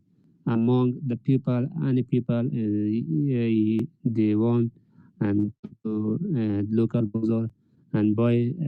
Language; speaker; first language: English; non-native, learner; Persian